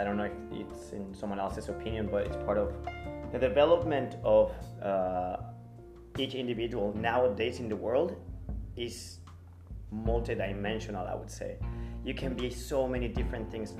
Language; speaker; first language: English; non-native, fluent; Spanish